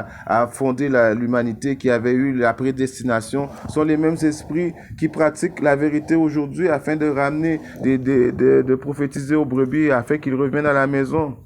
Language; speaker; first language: French; native; French